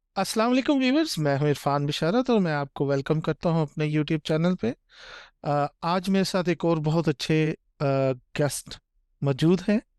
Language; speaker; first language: Urdu; non-native, local second language; Punjabi